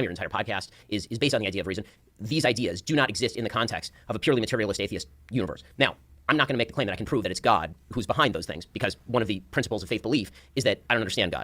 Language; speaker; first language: English; native; English